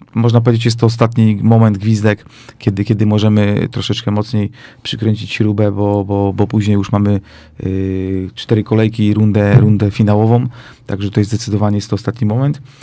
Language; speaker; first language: Polish; native; Polish